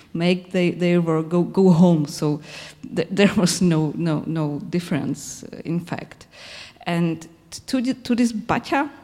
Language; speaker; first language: English; non-native, fluent; Czech